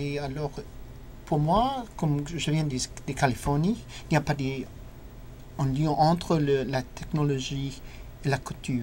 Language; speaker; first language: French; non-native, fluent; English